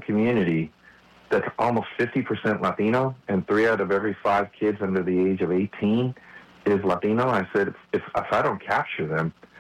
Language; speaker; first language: English; native; English